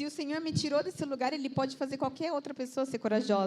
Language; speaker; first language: Portuguese; native; Portuguese